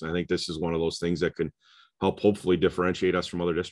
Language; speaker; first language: English; native; English